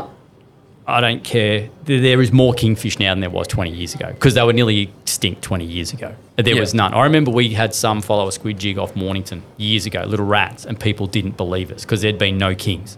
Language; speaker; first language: English; native; English